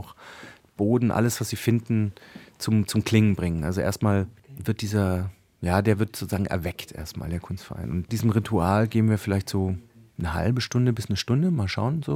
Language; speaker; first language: German; native; German